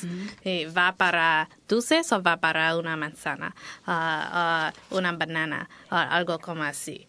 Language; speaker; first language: Spanish; non-native, fluent; English